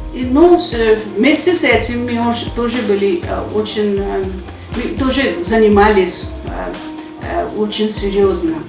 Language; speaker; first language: Russian; non-native, fluent; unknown